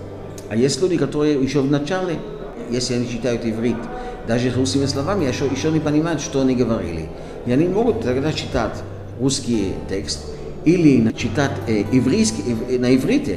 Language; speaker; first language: Russian; non-native, fluent; Hebrew